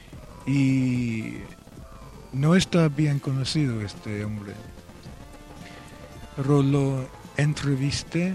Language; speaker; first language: Spanish; non-native, fluent; Welsh